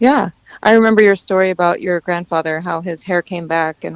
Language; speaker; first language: English; native; English